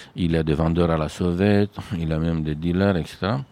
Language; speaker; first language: French; non-native, fluent; Romanian